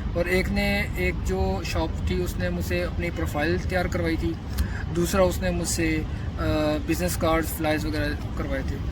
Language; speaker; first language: Urdu; non-native, local second language; Punjabi